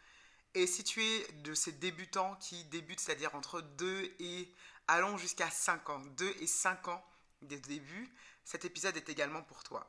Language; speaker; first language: French; native; French